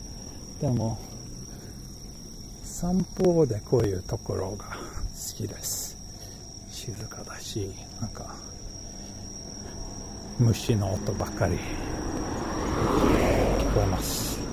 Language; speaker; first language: Japanese; non-native, learner; Swedish